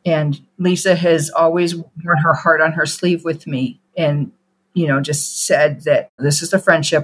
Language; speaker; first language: English; native; English